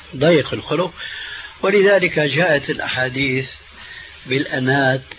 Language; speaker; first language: Arabic; early bilingual, other home language; Albanian